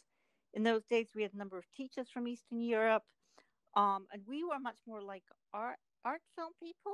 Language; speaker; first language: English; native; English